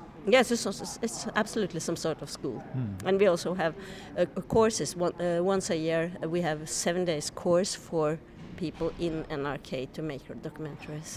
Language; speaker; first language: English; non-native, fluent; Norwegian